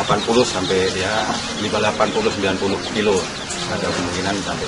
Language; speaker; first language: Indonesian; native; Indonesian